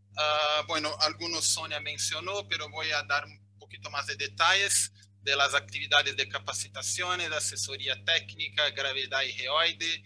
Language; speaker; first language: Spanish; non-native, fluent; Portuguese